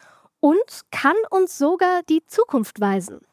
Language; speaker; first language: German; native; German